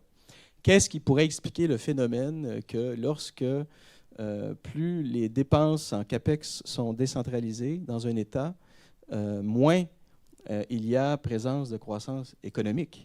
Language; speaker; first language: French; native; French